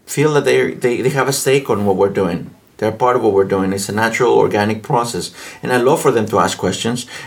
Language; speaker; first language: English; non-native, fluent; Spanish